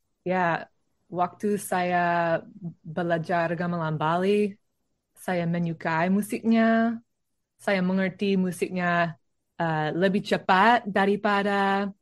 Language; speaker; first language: Indonesian; non-native, learner; English